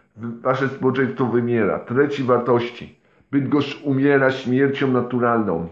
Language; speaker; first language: Polish; non-native, fluent; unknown